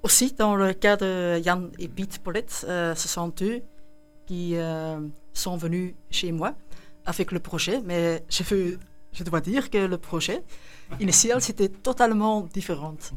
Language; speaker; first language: French; non-native, local second language; Dutch